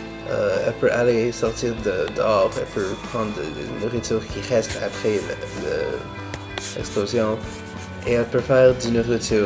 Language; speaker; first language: French; non-native, learner; English